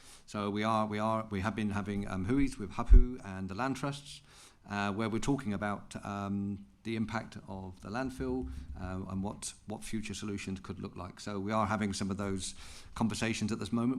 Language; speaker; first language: English; native; English